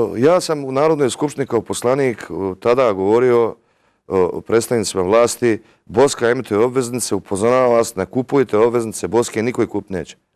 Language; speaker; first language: Serbian; native; Serbian